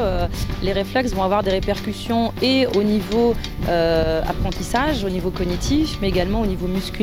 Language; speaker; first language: French; native; French